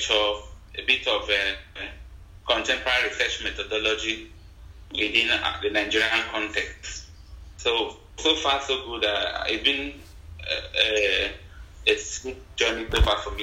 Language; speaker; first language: English; non-native, local second language; Ibibio